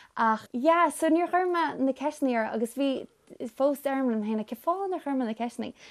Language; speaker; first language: Irish; native; Irish